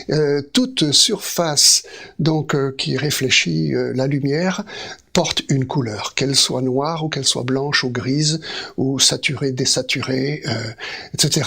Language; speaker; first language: French; native; French